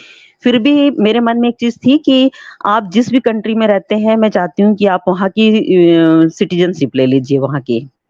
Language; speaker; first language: Hindi; native; Hindi